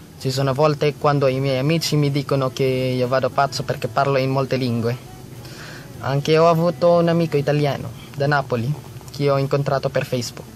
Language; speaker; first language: Italian; non-native, learner; Filipino